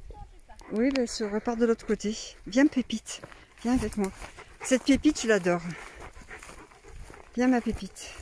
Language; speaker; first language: French; native; French